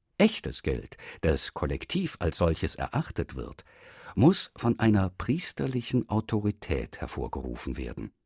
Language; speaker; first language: German; native; German